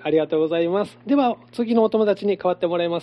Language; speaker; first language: Japanese; native; Japanese